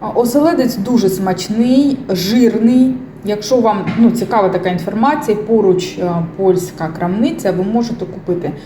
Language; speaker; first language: Ukrainian; non-native, local second language; Russian